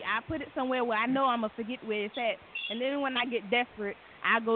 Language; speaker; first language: English; native; English